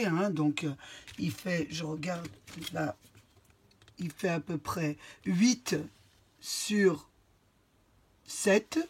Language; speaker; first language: French; native; French